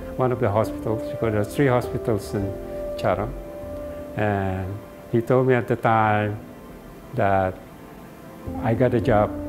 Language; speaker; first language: English; non-native, local second language; Filipino